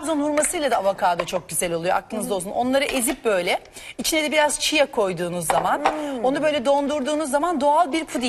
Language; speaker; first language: Turkish; native; Turkish